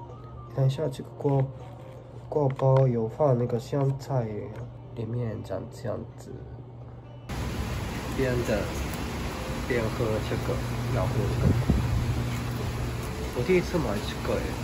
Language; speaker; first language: Chinese; non-native, fluent; Japanese